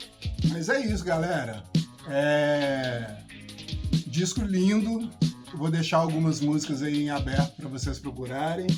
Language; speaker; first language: Portuguese; native; Portuguese